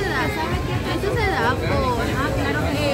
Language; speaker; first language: Spanish; native; Spanish